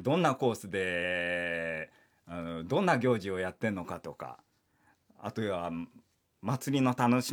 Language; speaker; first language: Japanese; native; Japanese